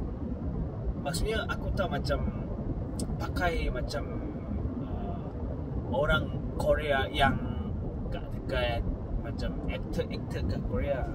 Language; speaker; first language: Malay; non-native, fluent; Korean